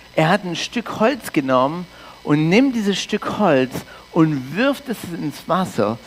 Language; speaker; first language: German; early bilingual, heritage; English